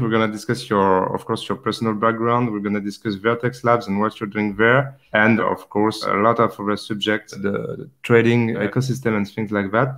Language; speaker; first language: English; non-native, fluent; French